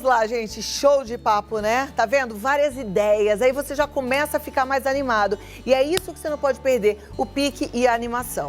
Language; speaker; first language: Portuguese; native; Portuguese